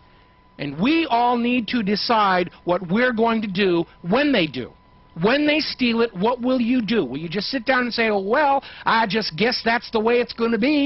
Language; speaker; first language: English; native; English